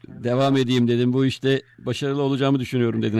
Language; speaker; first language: Turkish; native; Turkish